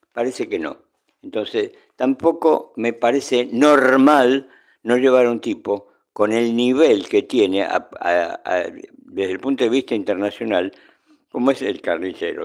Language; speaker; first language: Spanish; native; Spanish